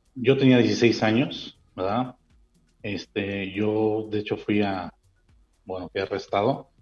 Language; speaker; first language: Spanish; early bilingual, heritage; Spanish